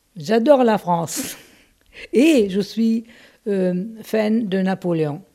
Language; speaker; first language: French; non-native, fluent; German